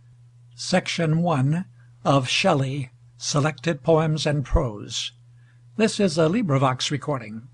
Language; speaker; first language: English; native; English